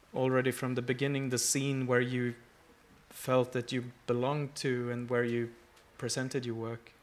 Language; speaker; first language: English; non-native, fluent; Swedish